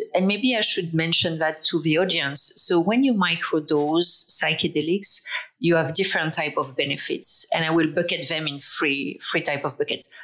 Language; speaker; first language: English; non-native, fluent; French